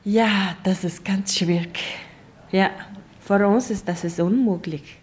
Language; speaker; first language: German; non-native, learner; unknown